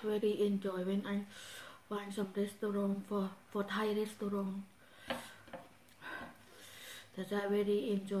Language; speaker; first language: English; non-native, learner; Thai